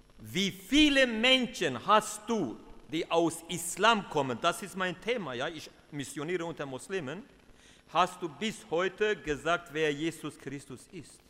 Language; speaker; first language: German; non-native, fluent; Kurdish